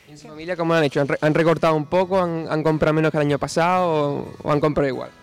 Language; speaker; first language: Spanish; native; Spanish